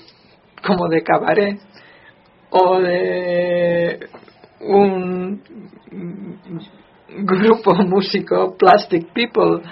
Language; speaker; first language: Spanish; non-native, fluent; Polish